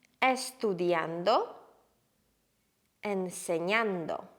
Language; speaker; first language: Spanish; non-native, fluent; Ukrainian